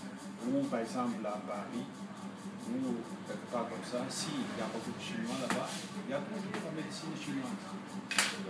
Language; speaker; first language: French; non-native, fluent; Chinese